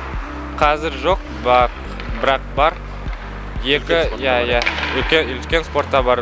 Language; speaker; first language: Kazakh; non-native, local second language; Russian